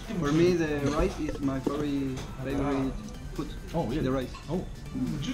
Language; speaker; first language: English; non-native, learner; Spanish